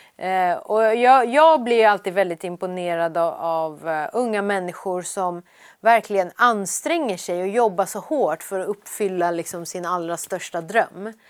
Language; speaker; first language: Swedish; early bilingual, other home language; Persian